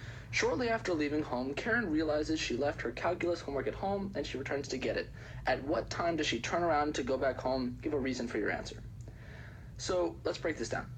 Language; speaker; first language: English; native; English